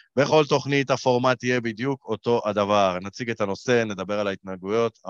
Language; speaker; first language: Hebrew; native; Hebrew